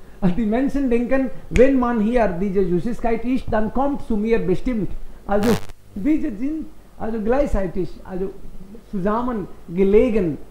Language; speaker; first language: German; non-native, fluent; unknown